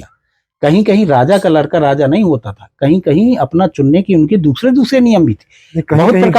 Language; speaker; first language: Hindi; native; Hindi